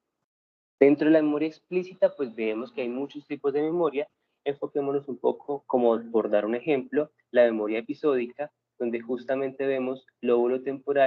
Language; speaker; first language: Spanish; native; Spanish